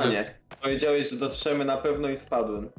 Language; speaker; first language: Polish; native; Polish